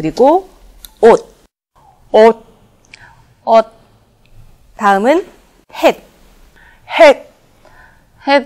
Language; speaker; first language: Korean; native; Korean